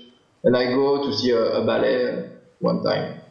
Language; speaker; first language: English; non-native, learner; French